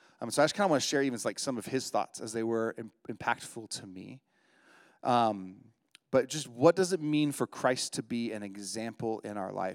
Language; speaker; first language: English; native; English